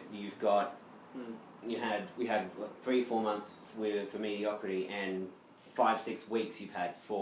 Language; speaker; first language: English; native; English